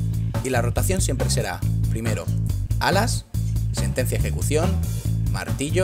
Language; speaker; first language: Spanish; native; Spanish